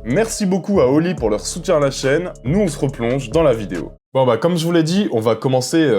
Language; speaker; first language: French; native; French